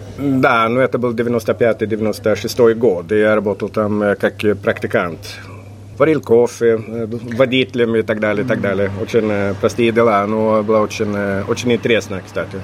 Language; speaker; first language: Russian; non-native, fluent; Swedish